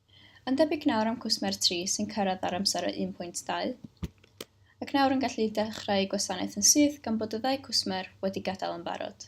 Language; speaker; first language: Welsh; native; Welsh